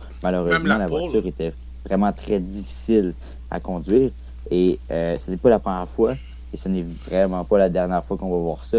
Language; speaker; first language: French; native; French